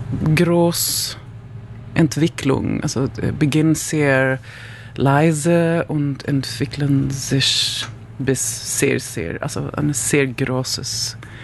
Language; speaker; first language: German; non-native, learner; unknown